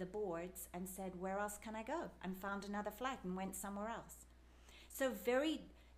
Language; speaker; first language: English; native; English